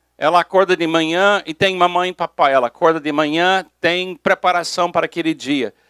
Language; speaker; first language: Portuguese; non-native, fluent; English